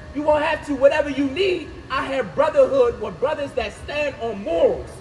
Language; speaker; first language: English; native; English